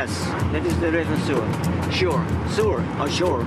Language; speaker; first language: English; non-native, fluent; Dutch